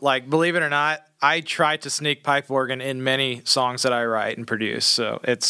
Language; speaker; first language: English; native; English